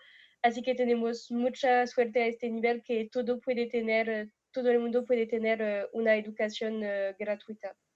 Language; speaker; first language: Spanish; non-native, fluent; French